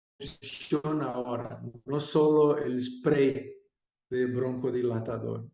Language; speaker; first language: Spanish; non-native, fluent; Portuguese